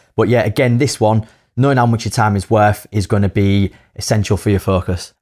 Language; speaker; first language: English; native; English